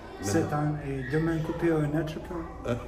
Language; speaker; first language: French; non-native, learner; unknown